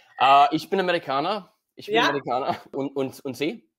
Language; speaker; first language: German; non-native, learner; English